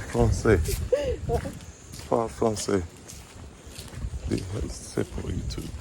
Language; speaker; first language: French; non-native, learner; English